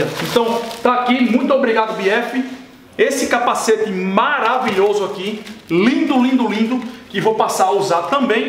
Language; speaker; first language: Portuguese; native; Portuguese